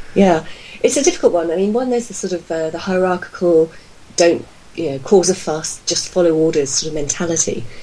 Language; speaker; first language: English; native; English